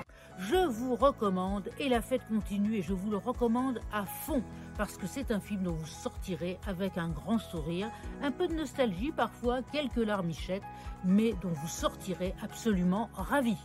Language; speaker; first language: French; native; French